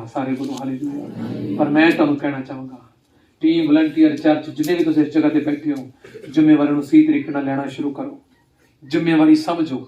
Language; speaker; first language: Hindi; non-native, local second language; Punjabi